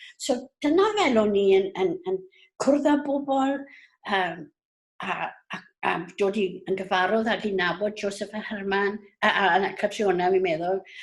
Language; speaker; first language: Welsh; native; Welsh